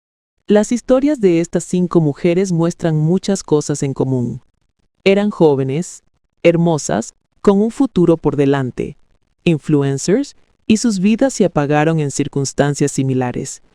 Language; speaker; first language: Spanish; native; Spanish